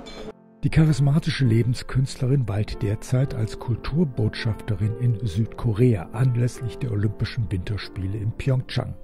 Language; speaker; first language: German; native; German